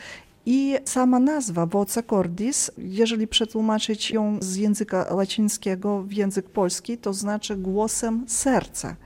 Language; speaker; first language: Polish; early bilingual, heritage; Polish